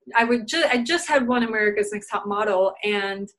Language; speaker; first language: English; native; English